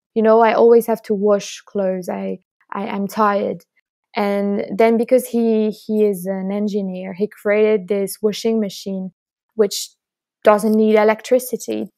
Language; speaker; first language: English; non-native, fluent; French